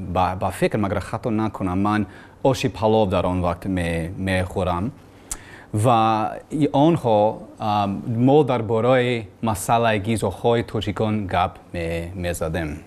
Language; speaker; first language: Persian; non-native, learner; English